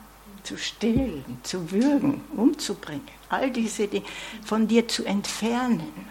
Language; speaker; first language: German; non-native, fluent; English